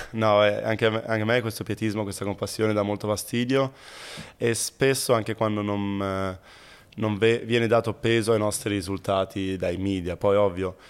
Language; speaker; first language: Italian; native; Italian